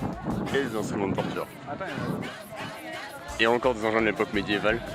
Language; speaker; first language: French; native; French